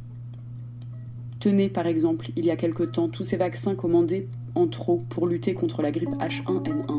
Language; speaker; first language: French; native; French